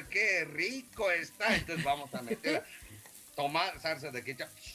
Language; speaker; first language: Spanish; non-native, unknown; Japanese